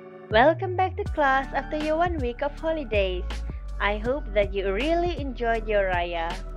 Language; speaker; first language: English; non-native, local second language; Malay